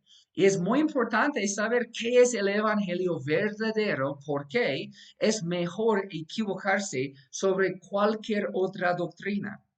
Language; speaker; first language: Spanish; non-native, fluent; English